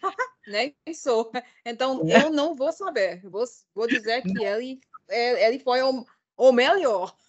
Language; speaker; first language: Portuguese; non-native, fluent; English